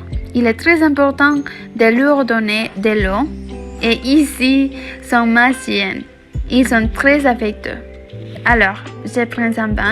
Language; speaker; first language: French; non-native, learner; Spanish